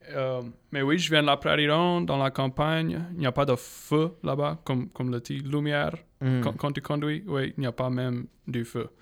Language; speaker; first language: French; non-native, local second language; English